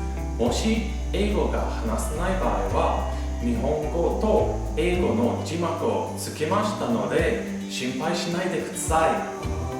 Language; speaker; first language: Japanese; non-native, fluent; English